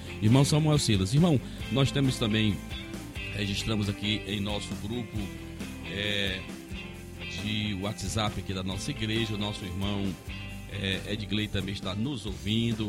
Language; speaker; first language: Portuguese; native; Portuguese